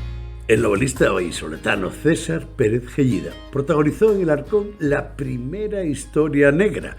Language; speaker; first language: Spanish; native; Spanish